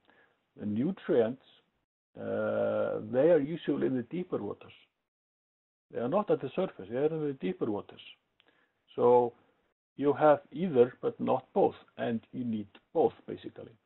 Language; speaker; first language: English; non-native, fluent; Icelandic